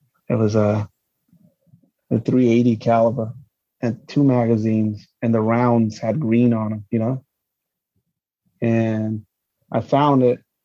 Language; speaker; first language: English; non-native, fluent; Spanish